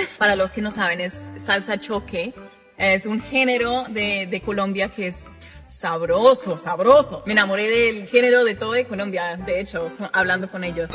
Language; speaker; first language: Spanish; non-native, fluent; English